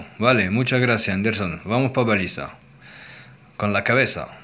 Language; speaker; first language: Spanish; non-native, learner; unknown